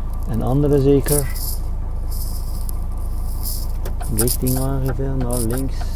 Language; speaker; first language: Dutch; non-native, fluent; Turkish